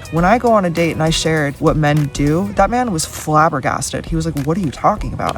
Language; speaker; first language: English; native; English